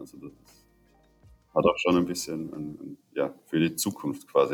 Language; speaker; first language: German; native; German